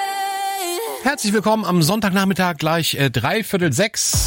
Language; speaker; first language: German; native; German